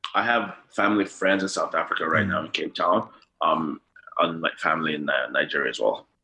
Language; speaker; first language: English; non-native, local second language; Yoruba